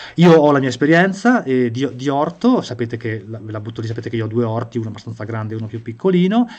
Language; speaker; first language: Italian; native; Italian